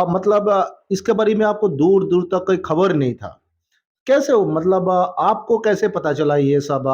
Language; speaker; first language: Hindi; non-native, local second language; Bangla